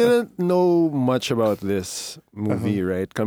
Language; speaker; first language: English; non-native, local second language; Filipino